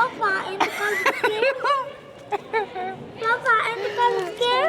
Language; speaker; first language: Dutch; early bilingual, other home language; Persian